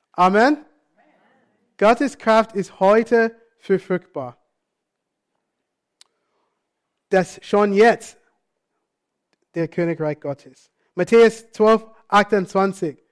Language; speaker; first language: German; non-native, fluent; English